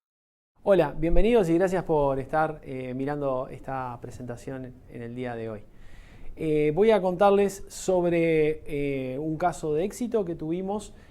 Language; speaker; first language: Spanish; native; Spanish